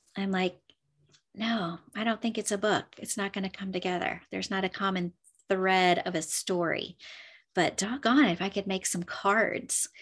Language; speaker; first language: English; native; English